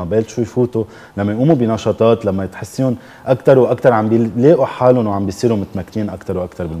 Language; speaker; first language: Arabic; native; Arabic